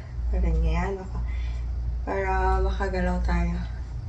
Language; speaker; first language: Filipino; native; Filipino